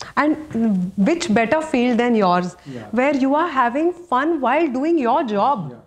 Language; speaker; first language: English; non-native, local second language; Marathi